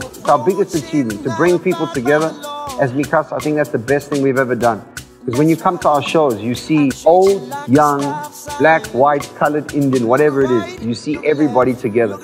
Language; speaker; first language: English; early bilingual, other home language; Portuguese